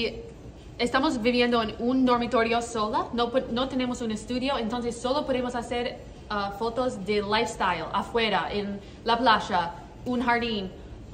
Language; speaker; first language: Spanish; non-native, learner; English